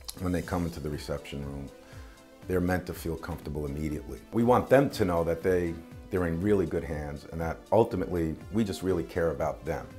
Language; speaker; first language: English; native; English